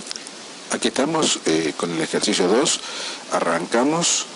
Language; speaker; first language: Spanish; native; Spanish